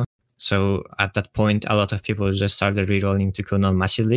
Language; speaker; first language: English; non-native, fluent; Polish